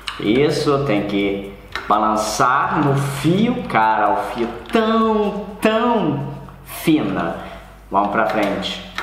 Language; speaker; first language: Portuguese; non-native, learner; English